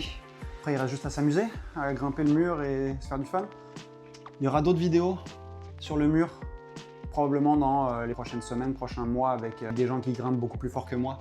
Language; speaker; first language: French; native; French